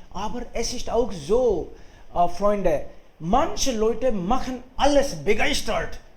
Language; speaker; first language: German; non-native, fluent; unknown